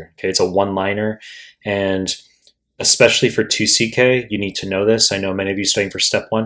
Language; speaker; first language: English; native; English